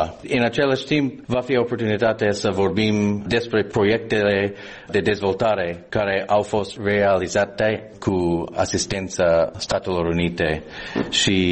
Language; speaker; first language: Romanian; non-native, fluent; English